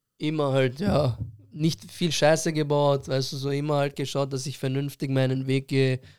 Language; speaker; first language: German; early bilingual, other home language; Persian